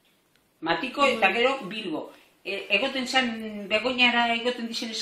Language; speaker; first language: Basque; native; Basque